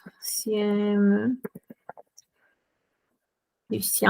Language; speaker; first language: French; non-native, fluent; Spanish